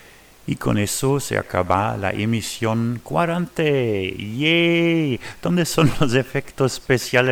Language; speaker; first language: Spanish; non-native, learner; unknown